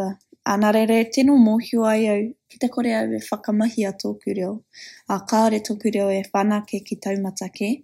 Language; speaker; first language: Māori; non-native, local second language; English